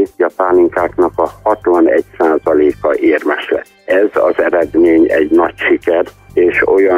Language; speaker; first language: Hungarian; native; Hungarian